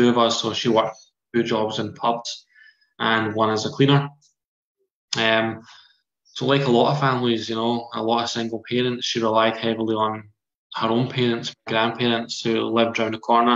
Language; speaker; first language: English; native; English